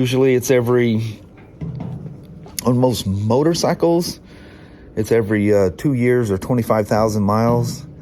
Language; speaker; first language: English; native; English